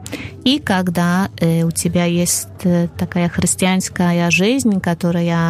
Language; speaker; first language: Russian; non-native, fluent; Polish